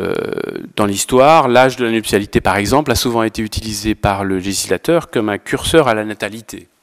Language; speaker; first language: French; native; French